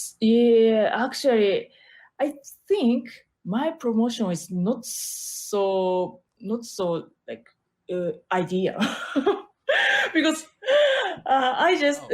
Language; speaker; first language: English; non-native, learner; Japanese